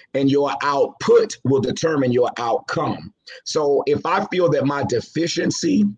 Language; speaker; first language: English; native; English